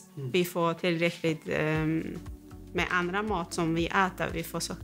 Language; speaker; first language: Swedish; non-native, fluent; Persian